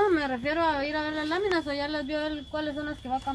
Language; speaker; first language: Spanish; native; Spanish